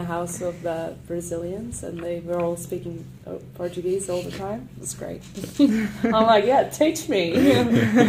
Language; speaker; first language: English; non-native, fluent; Swedish